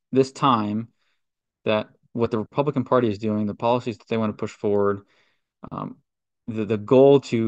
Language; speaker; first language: English; native; English